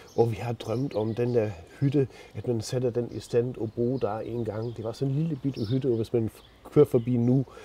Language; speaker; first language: Danish; non-native, fluent; German